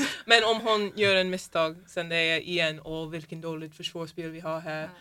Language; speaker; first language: Swedish; non-native, fluent; English